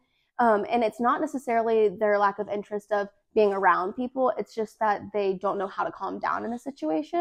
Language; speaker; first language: English; native; English